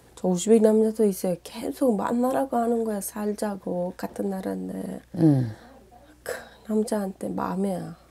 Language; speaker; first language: Korean; non-native, learner; Uzbek